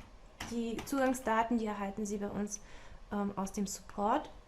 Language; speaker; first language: German; native; German